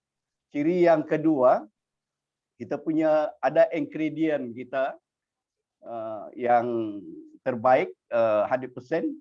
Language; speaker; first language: Malay; native; Malay